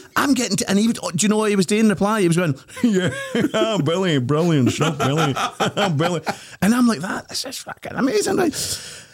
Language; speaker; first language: English; native; English